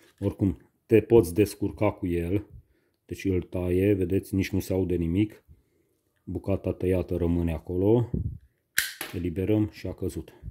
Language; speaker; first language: Romanian; non-native, local second language; Hungarian